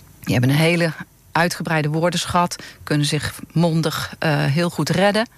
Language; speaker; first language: Dutch; native; Dutch